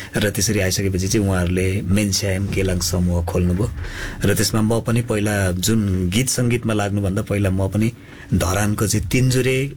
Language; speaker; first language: Nepali; non-native, local second language; Limburgish